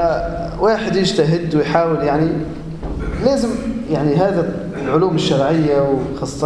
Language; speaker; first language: Arabic; native; Arabic